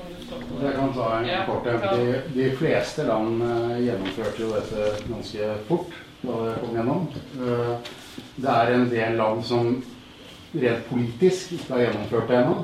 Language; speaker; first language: Norwegian; native; Norwegian